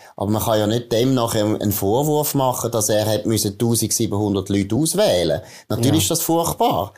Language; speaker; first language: German; native; German